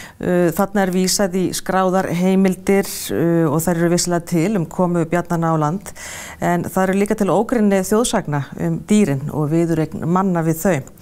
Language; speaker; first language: Icelandic; native; Icelandic